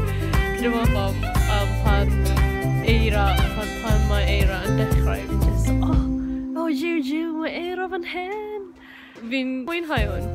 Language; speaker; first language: Welsh; non-native, learner; Malay